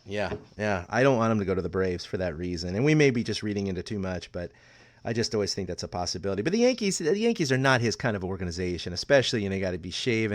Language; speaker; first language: English; native; English